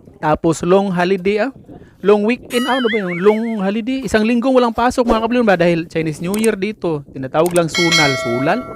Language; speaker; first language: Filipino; non-native, local second language; Cebuano